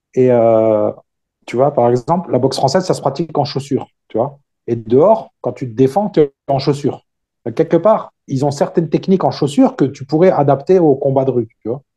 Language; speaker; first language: French; native; French